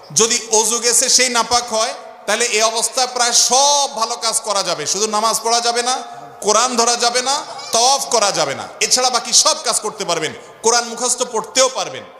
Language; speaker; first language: Bangla; native; Bangla